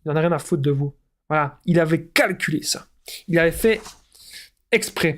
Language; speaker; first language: French; native; French